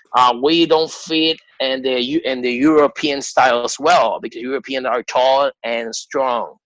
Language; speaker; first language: English; non-native, fluent; Spanish